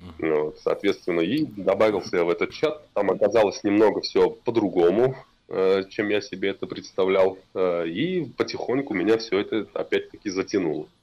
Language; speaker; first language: Russian; non-native, local second language; Tatar